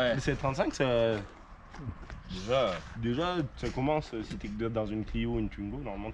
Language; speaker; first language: French; native; French